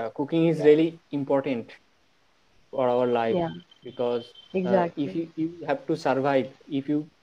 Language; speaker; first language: English; non-native, local second language; Bangla